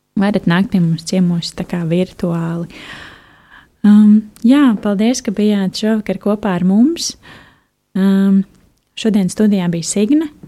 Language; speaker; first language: Latvian; native; Latvian